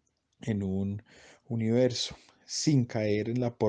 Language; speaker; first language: Spanish; native; Spanish